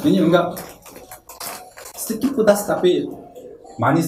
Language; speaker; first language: Indonesian; non-native, learner; Korean